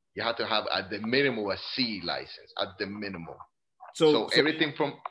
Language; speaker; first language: English; non-native, fluent; Spanish